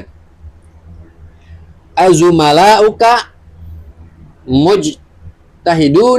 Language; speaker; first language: Arabic; non-native, learner; Indonesian